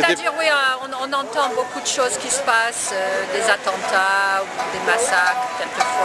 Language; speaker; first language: French; native; French